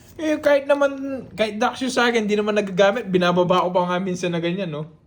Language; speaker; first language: Filipino; non-native, local second language; Iloko